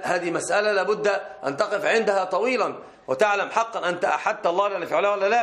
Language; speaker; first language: Arabic; native; Arabic